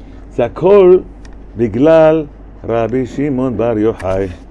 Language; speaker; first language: Hebrew; non-native, fluent; German